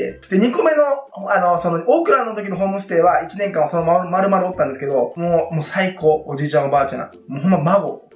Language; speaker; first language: Japanese; native; Japanese